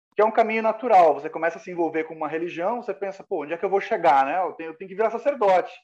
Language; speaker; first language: Portuguese; native; Portuguese